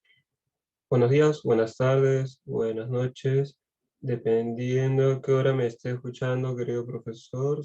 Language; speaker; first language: Spanish; native; Spanish